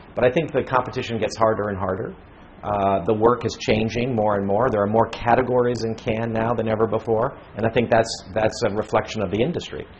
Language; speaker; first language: English; native; English